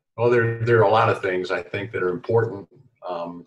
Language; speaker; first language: English; native; English